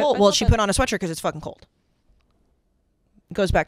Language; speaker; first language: English; native; English